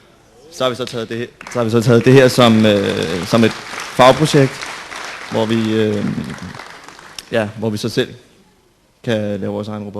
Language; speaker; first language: Danish; native; Danish